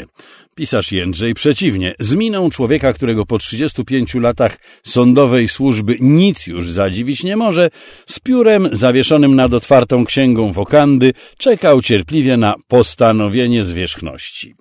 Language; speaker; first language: Polish; native; Polish